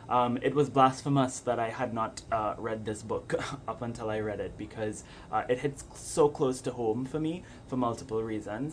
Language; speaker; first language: English; native; English